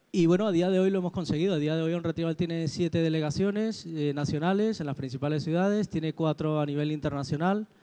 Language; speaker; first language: Spanish; native; Spanish